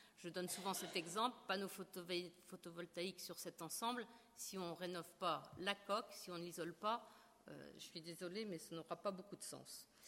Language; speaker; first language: French; native; French